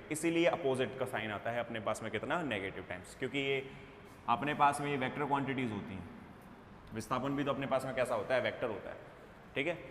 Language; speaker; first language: Hindi; native; Hindi